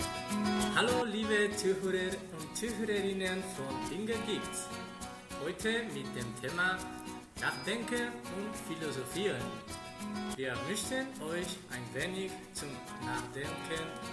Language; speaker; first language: German; non-native, learner; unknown